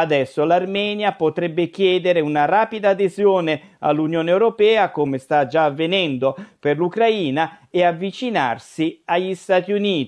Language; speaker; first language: Italian; native; Italian